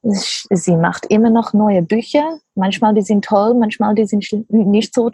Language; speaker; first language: German; non-native, learner; English